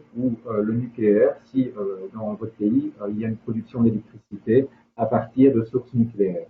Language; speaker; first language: French; native; French